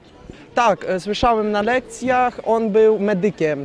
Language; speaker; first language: Polish; non-native, learner; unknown